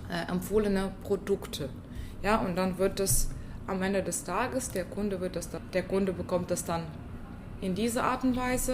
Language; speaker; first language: German; non-native, fluent; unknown